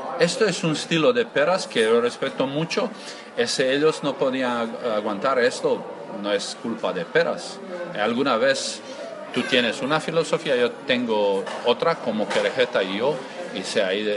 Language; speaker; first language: Spanish; non-native, learner; Croatian